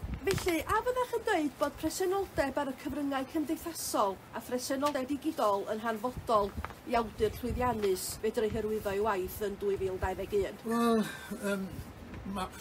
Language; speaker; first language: Welsh; native; Welsh